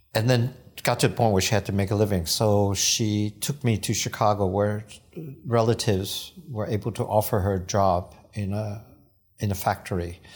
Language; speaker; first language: English; early bilingual, other home language; Cantonese